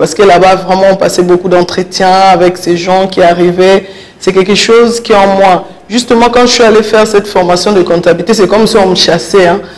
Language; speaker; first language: French; non-native, local second language; Lingala